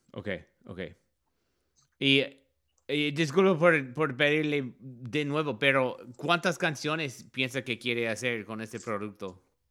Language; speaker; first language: Spanish; non-native, learner; English